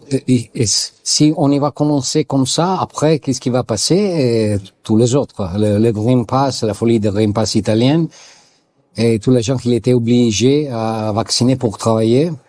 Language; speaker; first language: French; non-native, learner; Italian